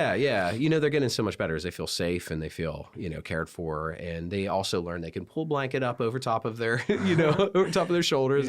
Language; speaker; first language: English; native; English